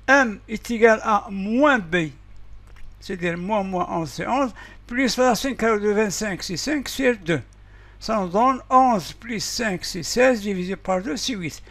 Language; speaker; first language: French; non-native, local second language; Arabic